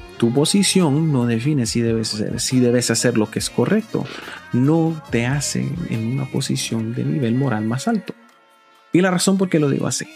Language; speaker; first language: Spanish; early bilingual, heritage; Spanish